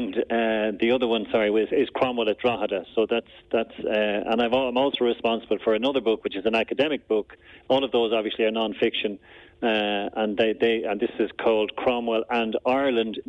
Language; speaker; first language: English; native; English